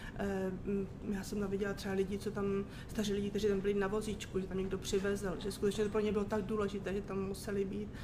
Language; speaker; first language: Czech; native; Czech